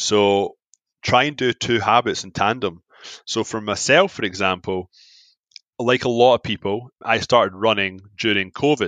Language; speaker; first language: English; native; English